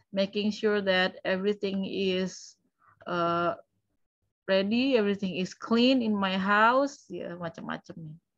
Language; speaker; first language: English; non-native, fluent; Indonesian